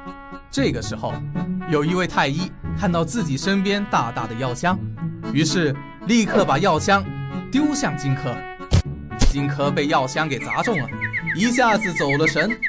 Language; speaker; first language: Chinese; native; Chinese